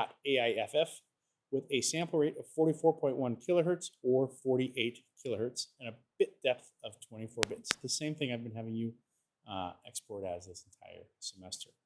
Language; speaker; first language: English; native; English